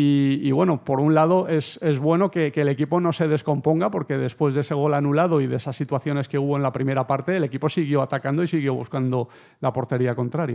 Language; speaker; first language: Spanish; native; Spanish